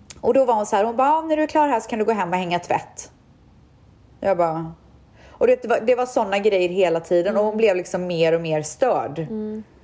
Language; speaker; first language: Swedish; native; Swedish